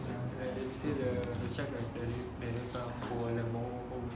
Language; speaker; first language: French; non-native, learner; Khmer